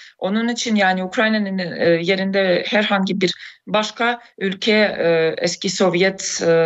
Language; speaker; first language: Turkish; non-native, fluent; Russian